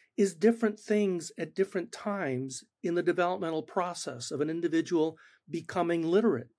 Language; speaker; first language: English; non-native, fluent; Spanish